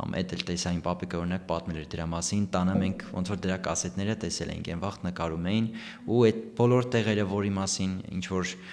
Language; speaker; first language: Armenian; early bilingual, heritage; Armenian